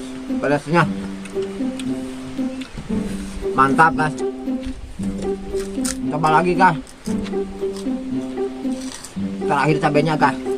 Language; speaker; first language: Indonesian; non-native, local second language; Sundanese